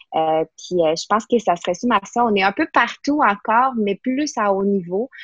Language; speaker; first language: French; non-native, fluent; Spanish